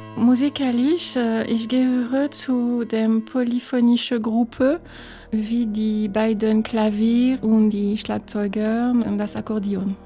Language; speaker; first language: German; non-native, fluent; French